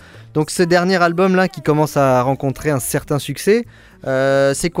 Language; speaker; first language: French; native; French